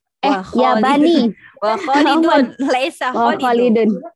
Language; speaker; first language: Arabic; non-native, learner; Indonesian